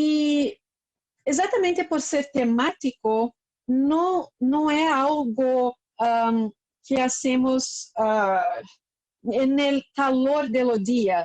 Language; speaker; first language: Spanish; non-native, fluent; Portuguese